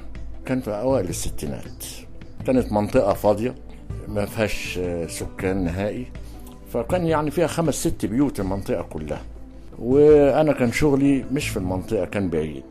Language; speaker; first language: Arabic; native; Arabic